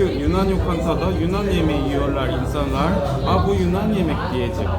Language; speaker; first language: Turkish; non-native, learner; Korean